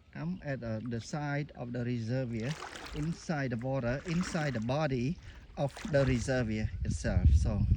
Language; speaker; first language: English; non-native, fluent; Khmer